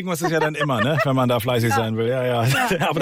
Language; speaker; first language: German; native; German